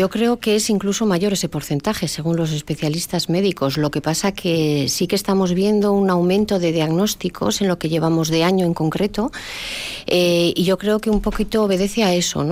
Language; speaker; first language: Spanish; native; Spanish